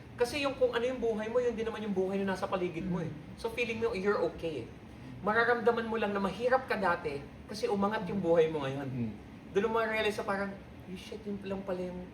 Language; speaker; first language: Filipino; native; Filipino